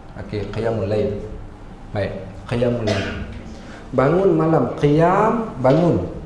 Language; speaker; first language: Malay; native; Malay